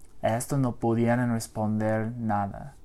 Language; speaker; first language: Spanish; early bilingual, heritage; English